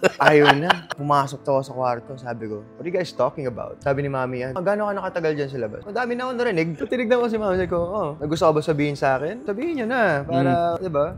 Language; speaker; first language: Filipino; early bilingual, heritage; Filipino